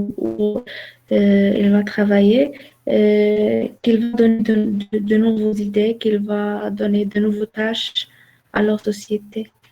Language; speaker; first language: French; non-native, learner; Arabic